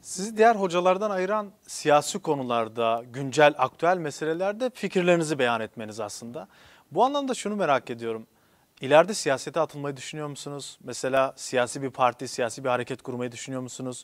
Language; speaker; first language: Turkish; non-native, local second language; Kurdish